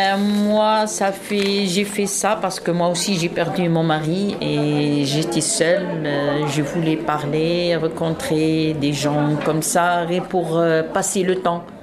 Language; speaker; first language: French; non-native, local second language; Arabic